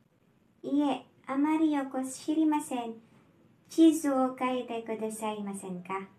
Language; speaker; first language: Japanese; non-native, learner; Filipino